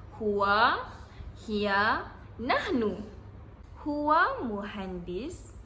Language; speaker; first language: Arabic; non-native, learner; Malay